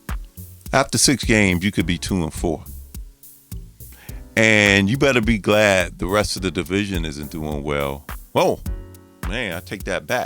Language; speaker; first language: English; native; English